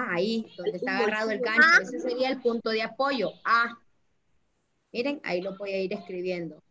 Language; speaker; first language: Spanish; native; Spanish